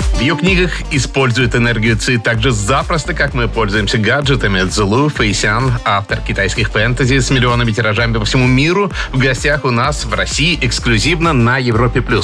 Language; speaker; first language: Russian; native; Russian